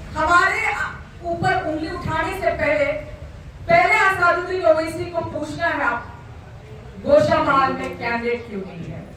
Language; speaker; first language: Hindi; non-native, local second language; Malayalam